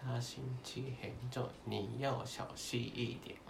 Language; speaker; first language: Chinese; non-native, learner; Korean